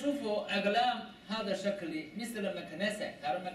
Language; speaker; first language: Arabic; non-native, learner; Chinese